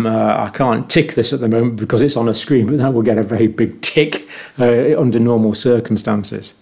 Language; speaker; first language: English; native; English